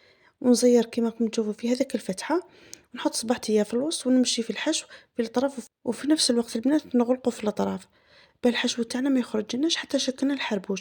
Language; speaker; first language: Arabic; native; Arabic